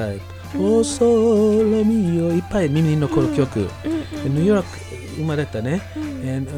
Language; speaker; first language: Japanese; non-native, learner; English